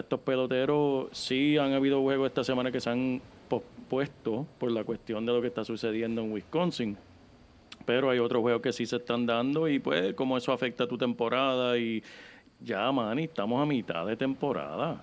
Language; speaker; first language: Spanish; native; Spanish